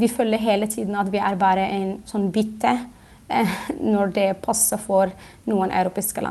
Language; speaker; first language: Norwegian; non-native, fluent; Arabic